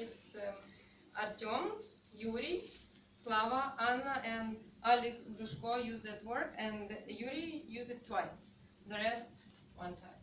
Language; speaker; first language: English; non-native, fluent; Russian